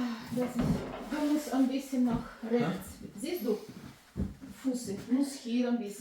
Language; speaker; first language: German; non-native, learner; Russian